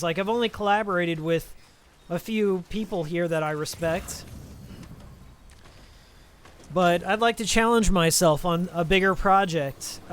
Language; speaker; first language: English; native; English